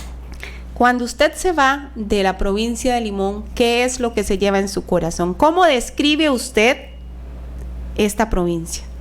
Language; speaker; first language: Spanish; native; Spanish